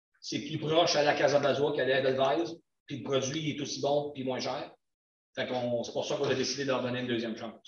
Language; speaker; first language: French; native; French